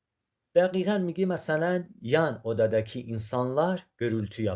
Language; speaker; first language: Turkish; non-native, fluent; Persian